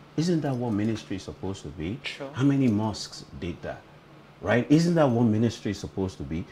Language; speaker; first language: English; non-native, local second language; Yoruba